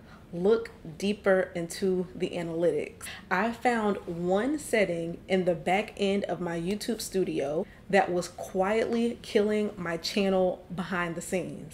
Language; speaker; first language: English; native; English